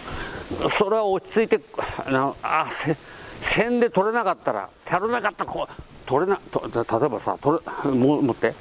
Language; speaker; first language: Japanese; native; Japanese